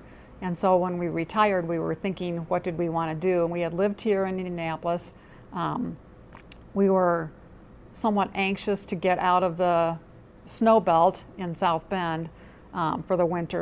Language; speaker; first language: English; native; English